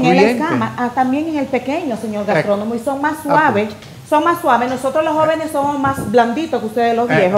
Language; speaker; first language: Spanish; native; Spanish